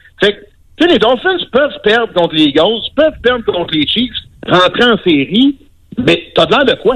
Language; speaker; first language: French; native; French